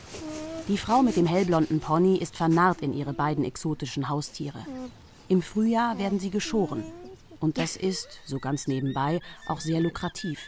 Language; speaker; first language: German; native; German